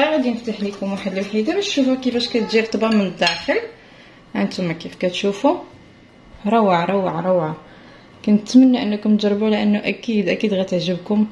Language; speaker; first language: Arabic; native; Arabic